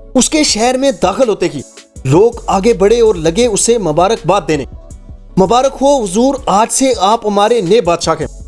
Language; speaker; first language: Urdu; native; Urdu